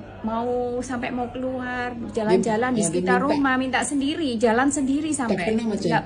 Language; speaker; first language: Indonesian; non-native, local second language; Malay